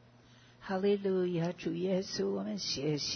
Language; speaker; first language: Chinese; non-native, fluent; English